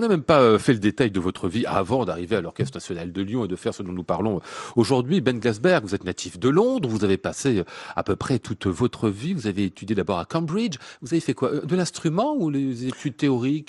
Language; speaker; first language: French; native; French